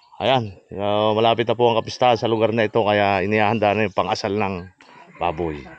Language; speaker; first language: Filipino; native; Filipino